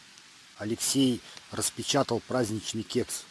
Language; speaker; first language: Russian; native; Russian